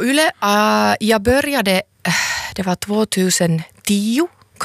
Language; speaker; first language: Swedish; non-native, local second language; Finnish